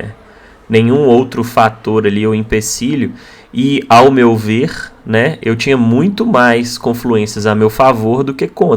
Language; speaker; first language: Portuguese; native; Portuguese